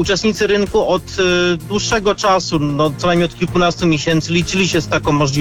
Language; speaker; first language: Polish; native; Polish